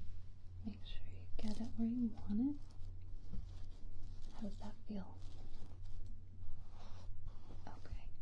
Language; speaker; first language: English; native; English